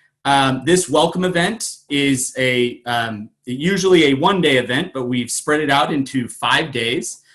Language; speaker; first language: English; native; English